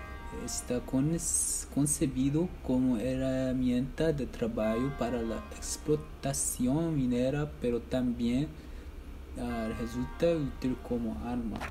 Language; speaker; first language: Spanish; non-native, learner; English